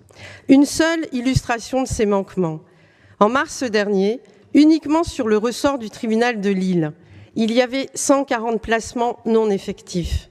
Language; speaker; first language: French; native; French